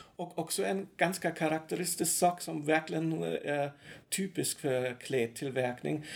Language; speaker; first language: Swedish; non-native, fluent; German